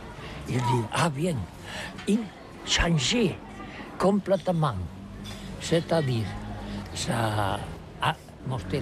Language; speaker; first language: French; non-native, learner; Catalan